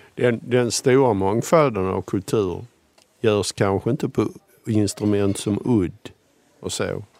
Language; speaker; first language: Swedish; native; Swedish